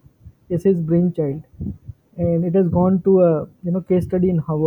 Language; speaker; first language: English; non-native, local second language; Hindi